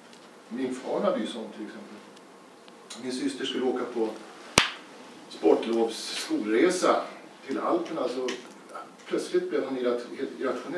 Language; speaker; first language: Swedish; native; Swedish